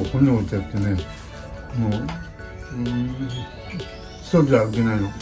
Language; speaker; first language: Japanese; native; Japanese